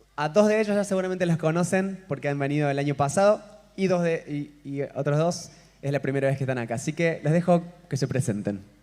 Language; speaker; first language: Spanish; native; Spanish